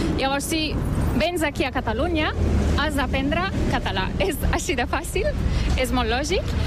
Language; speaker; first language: Catalan; non-native, fluent; Turkish